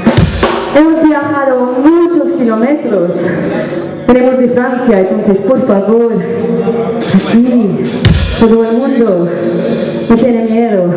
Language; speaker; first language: Spanish; non-native, learner; French